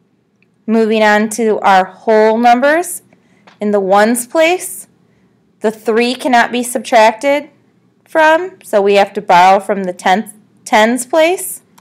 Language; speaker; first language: English; native; English